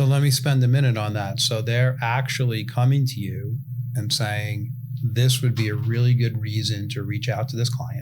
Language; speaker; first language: English; native; English